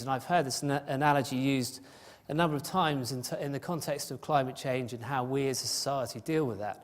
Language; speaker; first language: English; native; English